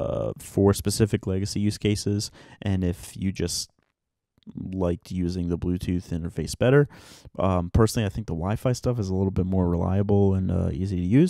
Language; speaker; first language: English; native; English